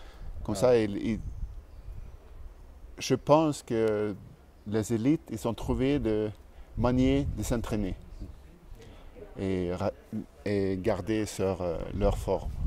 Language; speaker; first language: French; non-native, learner; Swedish